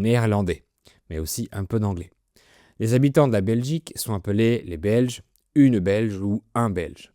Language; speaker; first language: French; native; French